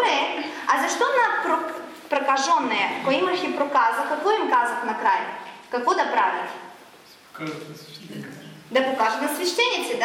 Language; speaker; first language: Bulgarian; non-native, fluent; Russian